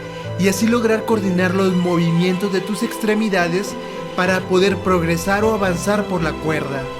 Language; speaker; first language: Spanish; native; Spanish